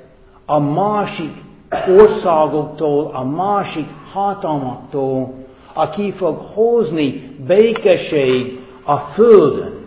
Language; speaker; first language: Hungarian; non-native, fluent; English